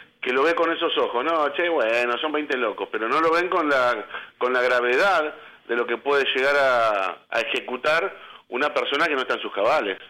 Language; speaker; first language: Spanish; native; Spanish